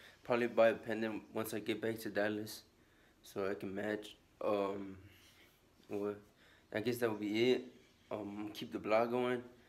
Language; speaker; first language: English; early bilingual, other home language; Spanish